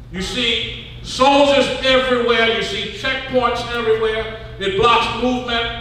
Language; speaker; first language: English; native; English